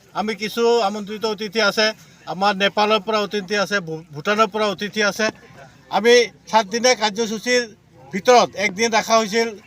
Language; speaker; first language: Assamese; non-native, local second language; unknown